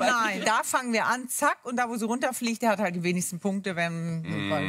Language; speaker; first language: German; native; German